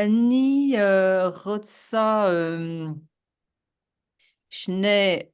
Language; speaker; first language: Hebrew; non-native, learner; French